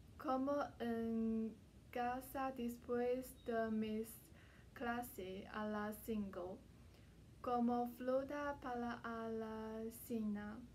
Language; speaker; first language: Spanish; non-native, learner; Chinese